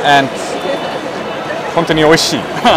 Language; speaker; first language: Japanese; non-native, fluent; English